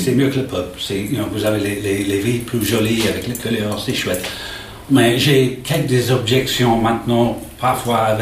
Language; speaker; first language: French; non-native, learner; English